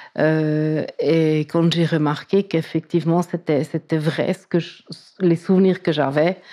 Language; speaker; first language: French; native; French